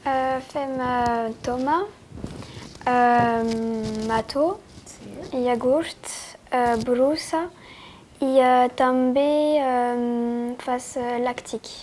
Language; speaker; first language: Catalan; non-native, learner; French